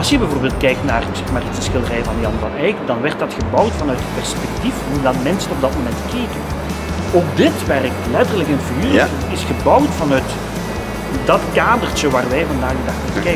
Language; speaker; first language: Dutch; native; Dutch